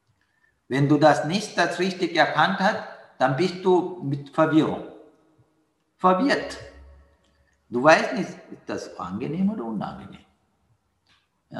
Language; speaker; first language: German; non-native, learner; Sinhala